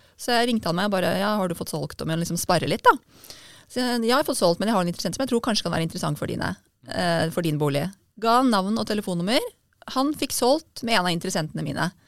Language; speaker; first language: Norwegian; native; Norwegian